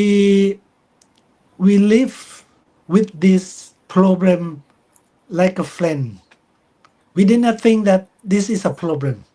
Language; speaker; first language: English; non-native, fluent; Thai